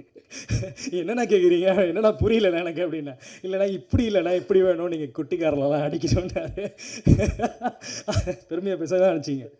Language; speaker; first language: Tamil; native; Tamil